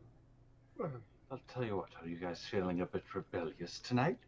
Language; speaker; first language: English; native; English